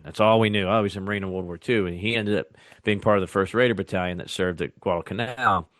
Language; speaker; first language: English; native; English